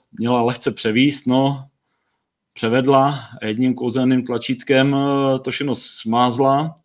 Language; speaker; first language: Czech; native; Czech